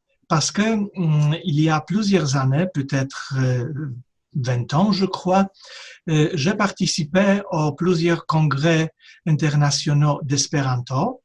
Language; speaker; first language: French; non-native, fluent; Polish